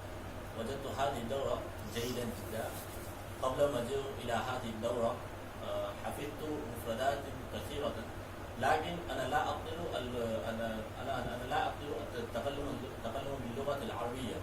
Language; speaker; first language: Arabic; non-native, learner; Urdu